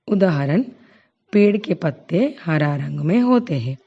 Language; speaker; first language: Hindi; non-native, local second language; Telugu